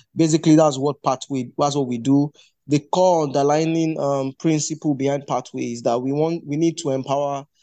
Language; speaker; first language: English; non-native, local second language; Yoruba